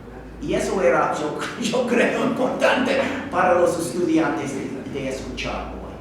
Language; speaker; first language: Spanish; non-native, fluent; English